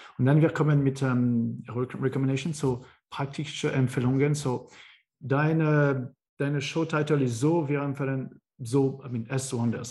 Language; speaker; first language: German; non-native, learner; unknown